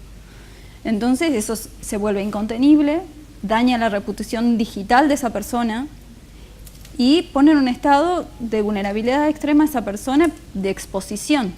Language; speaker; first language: Spanish; native; Spanish